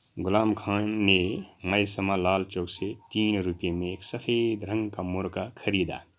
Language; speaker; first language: Urdu; non-native, local second language; Kashmiri